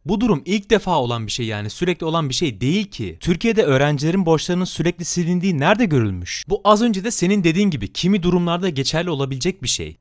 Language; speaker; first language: Turkish; native; Turkish